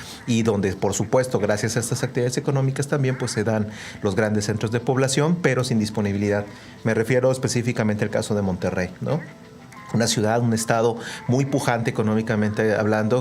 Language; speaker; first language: Spanish; native; Spanish